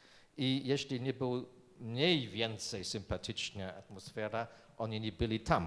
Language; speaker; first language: Polish; non-native, fluent; German